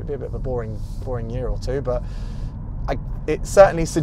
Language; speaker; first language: English; native; English